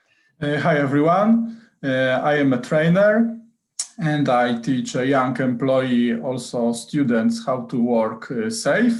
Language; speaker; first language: English; non-native, learner; Polish